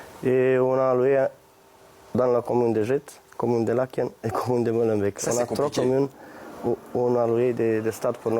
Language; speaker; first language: French; non-native, fluent; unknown